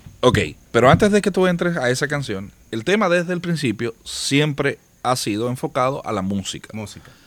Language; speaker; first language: Spanish; native; Spanish